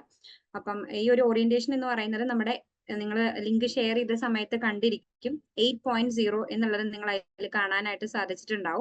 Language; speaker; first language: Malayalam; native; Malayalam